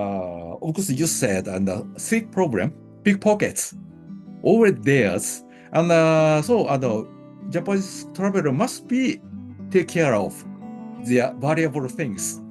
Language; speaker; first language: English; non-native, learner; Japanese